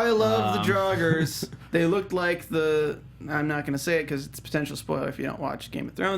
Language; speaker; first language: English; native; English